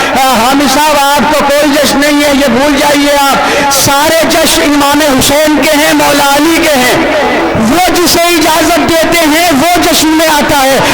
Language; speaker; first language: Urdu; native; Urdu